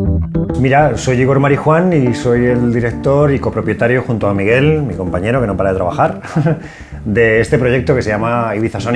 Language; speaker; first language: Spanish; native; Spanish